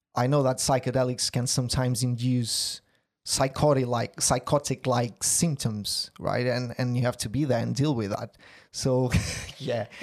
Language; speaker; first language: English; non-native, fluent; Portuguese